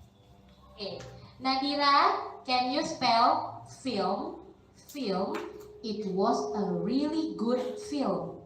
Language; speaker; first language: English; non-native, fluent; Indonesian